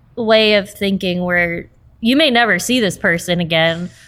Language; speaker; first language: English; early bilingual, other home language; Portuguese